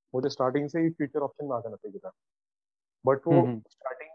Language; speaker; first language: Hindi; native; Hindi